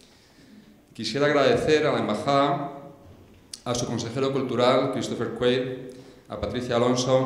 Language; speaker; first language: Spanish; native; Spanish